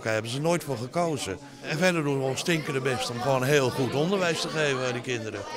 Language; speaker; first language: Dutch; native; Dutch